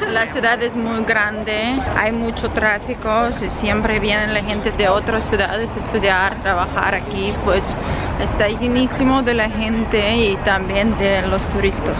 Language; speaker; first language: Spanish; non-native, fluent; Ukrainian